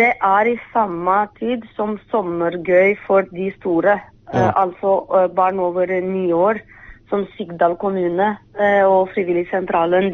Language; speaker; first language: Norwegian; non-native, fluent; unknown